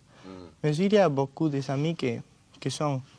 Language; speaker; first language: French; non-native, learner; Spanish